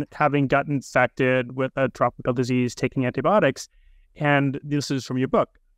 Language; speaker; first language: English; native; English